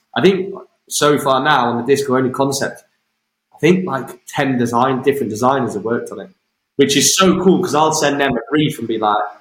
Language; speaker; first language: English; native; English